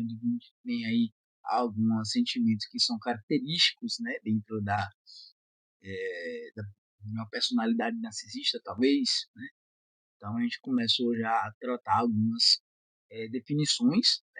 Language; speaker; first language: Portuguese; native; Portuguese